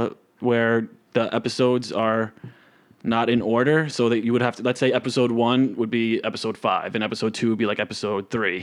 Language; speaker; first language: English; non-native, fluent; Italian